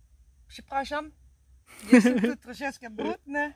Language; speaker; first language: Polish; non-native, learner; Dutch